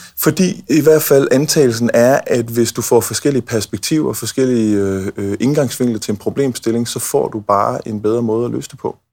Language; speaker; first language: Danish; native; Danish